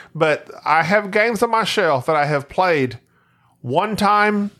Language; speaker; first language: English; native; English